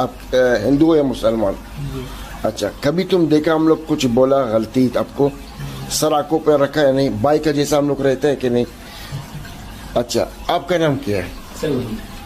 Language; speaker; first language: Hindi; non-native, learner; Arabic